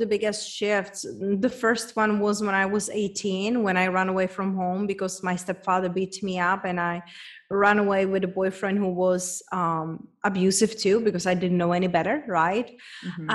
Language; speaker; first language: English; non-native, fluent; Czech